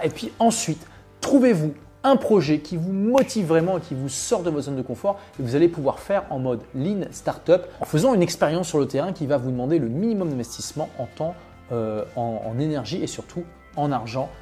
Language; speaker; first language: French; native; French